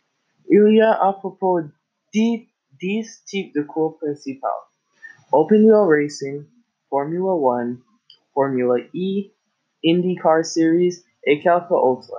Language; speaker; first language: French; non-native, learner; English